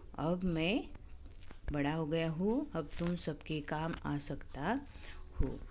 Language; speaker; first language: Hindi; non-native, local second language; Marathi